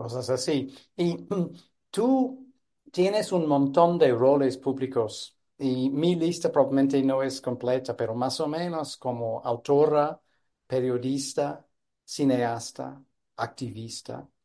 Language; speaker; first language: Spanish; non-native, fluent; English